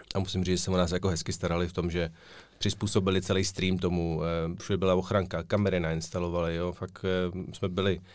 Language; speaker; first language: Czech; native; Czech